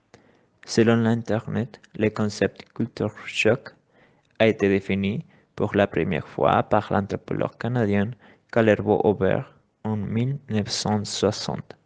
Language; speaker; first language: French; non-native, learner; Spanish